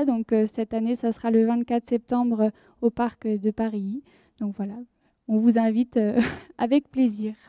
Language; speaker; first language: French; native; French